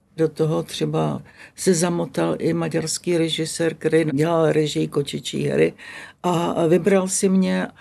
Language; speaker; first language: Czech; native; Czech